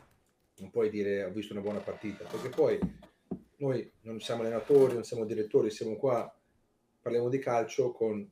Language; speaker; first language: Italian; early bilingual, heritage; Italian